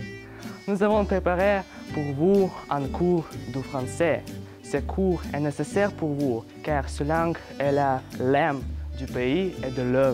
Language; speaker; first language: French; non-native, learner; Russian